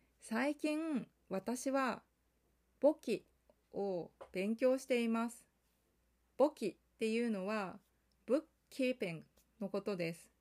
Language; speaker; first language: Japanese; non-native, fluent; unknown